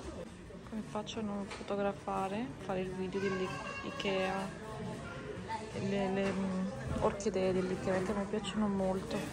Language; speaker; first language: Italian; non-native, fluent; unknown